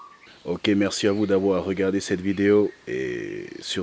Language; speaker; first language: French; native; French